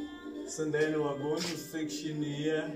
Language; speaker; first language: English; non-native, local second language; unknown